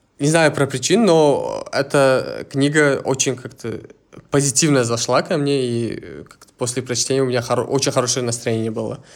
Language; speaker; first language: Russian; non-native, local second language; Uzbek